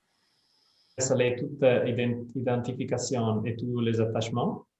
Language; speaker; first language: French; non-native, fluent; Italian